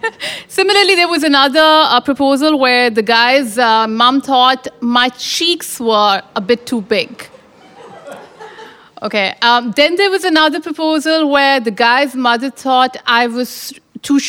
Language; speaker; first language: English; non-native, local second language; Urdu